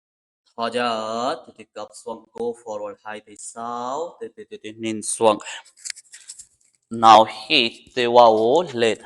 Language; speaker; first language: Vietnamese; non-native, learner; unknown